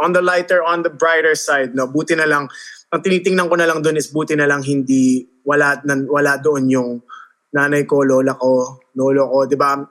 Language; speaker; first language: Filipino; early bilingual, heritage; Filipino